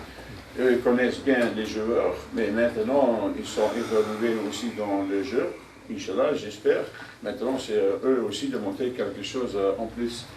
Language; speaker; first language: French; non-native, fluent; Dutch